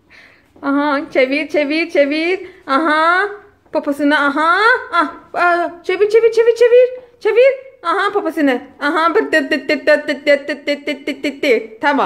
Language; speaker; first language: Turkish; non-native, learner; Azerbaijani